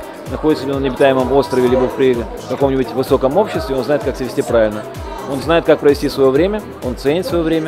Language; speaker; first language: Russian; native; Russian